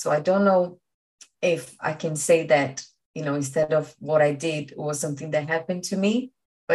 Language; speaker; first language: English; non-native, fluent; Portuguese